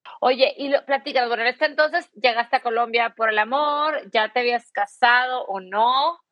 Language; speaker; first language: Spanish; native; Spanish